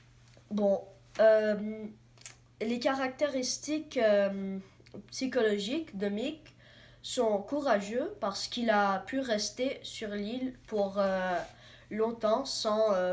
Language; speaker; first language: French; non-native, learner; English